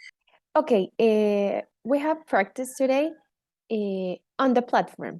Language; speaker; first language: English; non-native, fluent; Spanish